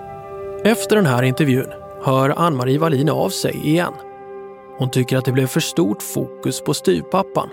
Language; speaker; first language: Swedish; native; Swedish